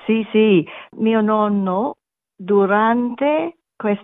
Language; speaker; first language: Italian; non-native, learner; English